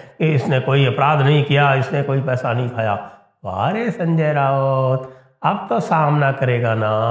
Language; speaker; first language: Hindi; native; Hindi